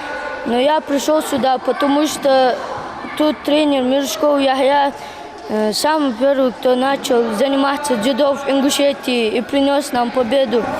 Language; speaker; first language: Russian; non-native, local second language; Ingush